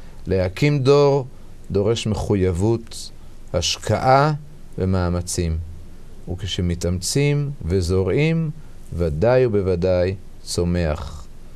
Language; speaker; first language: Hebrew; native; Hebrew